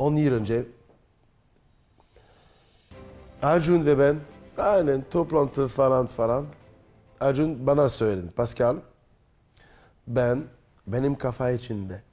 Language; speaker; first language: Turkish; non-native, learner; French